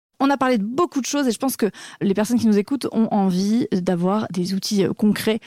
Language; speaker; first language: French; native; French